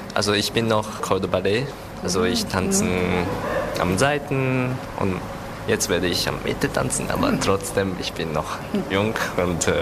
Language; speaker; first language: German; non-native, fluent; Japanese